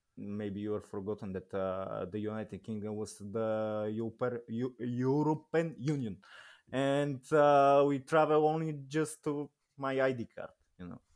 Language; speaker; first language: English; non-native, learner; Bulgarian